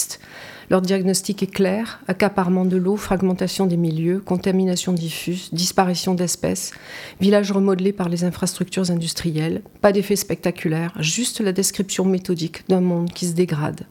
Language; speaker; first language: French; native; French